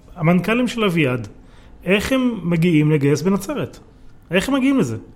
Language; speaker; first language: Hebrew; native; Hebrew